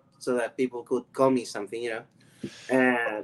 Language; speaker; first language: English; non-native, fluent; Spanish